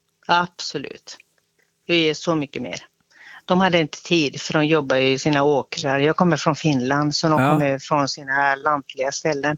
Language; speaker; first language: Swedish; native; Swedish